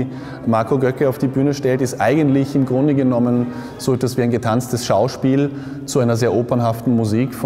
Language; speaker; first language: German; native; German